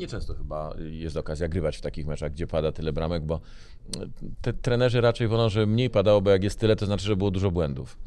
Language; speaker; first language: Polish; native; Polish